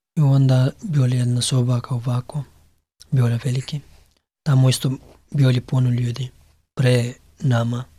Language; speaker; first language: Serbian; non-native, learner; Pashto